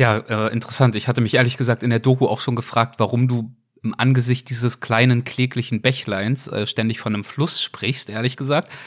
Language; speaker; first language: German; native; German